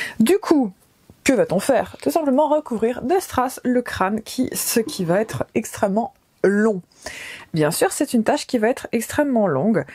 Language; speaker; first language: French; early bilingual, other home language; Portuguese